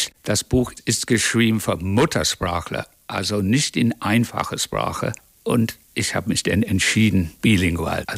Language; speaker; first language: German; non-native, fluent; English